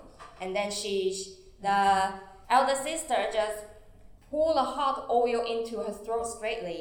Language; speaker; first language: English; non-native, fluent; Chinese